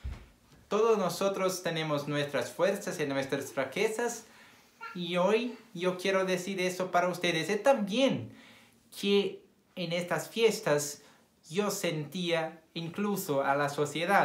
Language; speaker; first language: Spanish; non-native, fluent; Portuguese